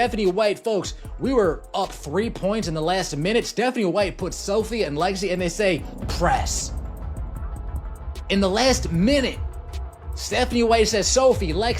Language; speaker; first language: English; native; English